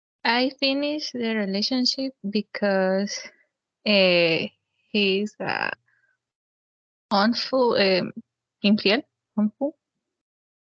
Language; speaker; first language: English; non-native, learner; Spanish